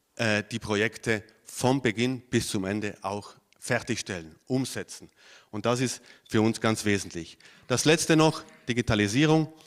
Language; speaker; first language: German; non-native, local second language; Ladin